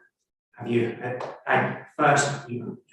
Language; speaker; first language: English; native; English